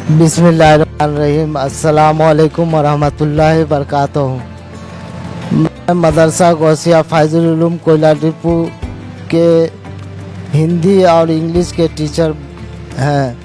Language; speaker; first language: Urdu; non-native, local second language; Bangla